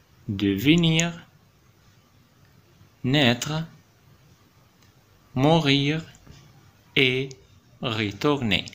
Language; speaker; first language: French; non-native, fluent; Arabic